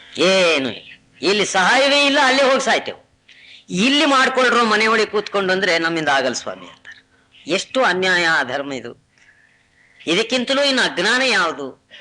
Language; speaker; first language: Kannada; non-native, local second language; Telugu